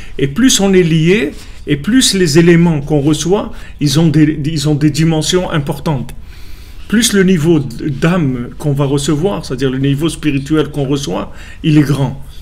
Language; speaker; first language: French; native; French